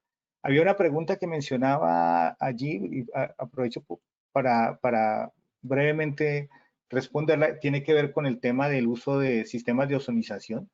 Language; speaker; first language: Spanish; native; Spanish